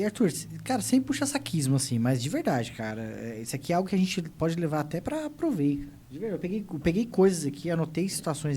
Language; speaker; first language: Portuguese; native; Portuguese